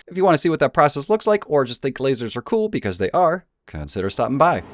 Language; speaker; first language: English; native; English